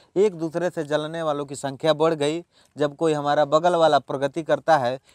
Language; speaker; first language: Hindi; native; Hindi